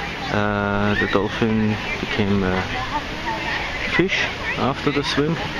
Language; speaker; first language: English; non-native, learner; German